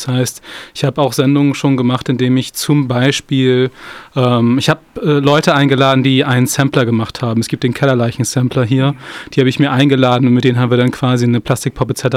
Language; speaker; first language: German; native; German